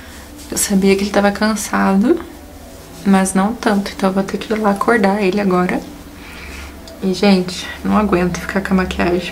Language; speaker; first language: Portuguese; native; Portuguese